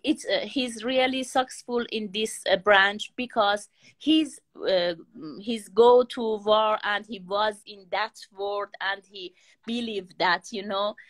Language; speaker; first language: English; non-native, learner; Persian